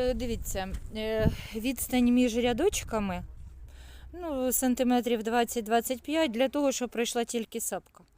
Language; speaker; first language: Ukrainian; non-native, local second language; Russian